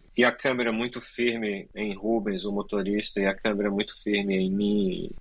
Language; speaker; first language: Portuguese; native; Portuguese